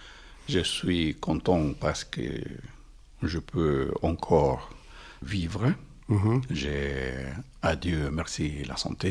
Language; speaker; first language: French; non-native, fluent; Spanish